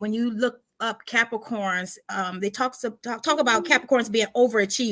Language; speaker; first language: English; native; English